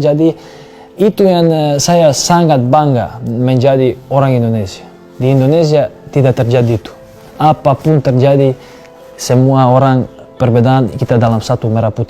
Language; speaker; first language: Indonesian; non-native, fluent; Serbian